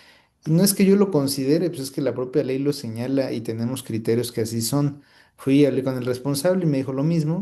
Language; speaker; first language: Spanish; native; Spanish